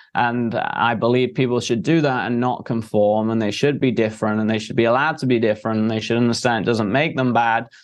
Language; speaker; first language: English; native; English